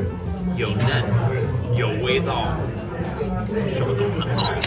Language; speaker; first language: Chinese; non-native, learner; English